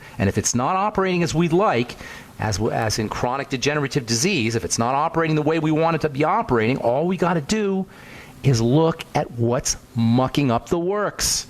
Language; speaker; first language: English; native; English